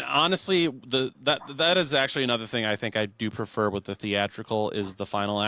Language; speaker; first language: English; native; English